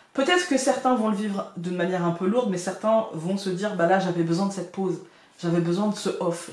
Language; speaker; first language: French; native; French